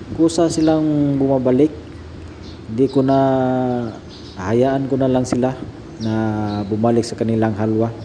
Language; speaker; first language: Filipino; non-native, local second language; Cebuano